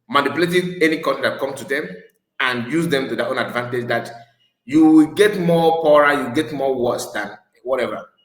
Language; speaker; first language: English; non-native, local second language; Igbo